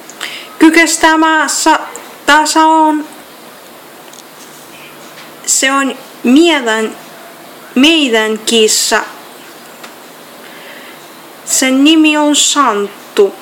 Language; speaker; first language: Finnish; non-native, learner; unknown